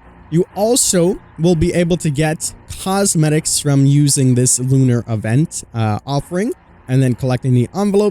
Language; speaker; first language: English; native; English